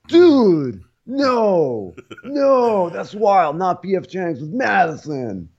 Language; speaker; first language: English; native; English